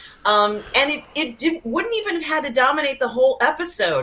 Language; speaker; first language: English; native; English